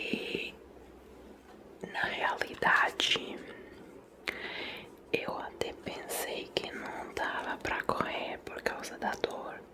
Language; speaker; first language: Portuguese; non-native, fluent; Italian